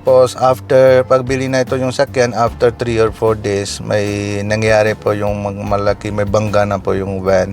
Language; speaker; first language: Filipino; non-native, learner; Punjabi